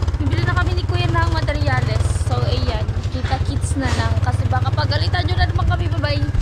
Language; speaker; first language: Filipino; non-native, local second language; Bikol